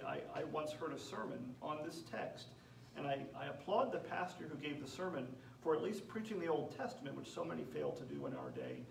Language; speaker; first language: English; native; English